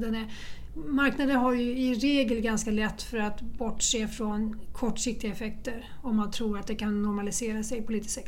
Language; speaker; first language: Swedish; native; Swedish